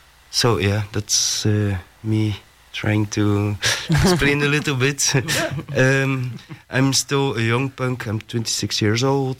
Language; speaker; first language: English; non-native, fluent; Dutch